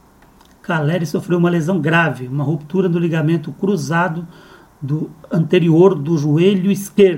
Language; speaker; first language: Portuguese; native; Portuguese